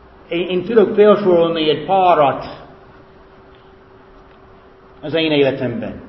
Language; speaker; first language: Hungarian; non-native, fluent; English